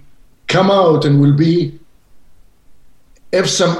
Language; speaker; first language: English; non-native, fluent; Hebrew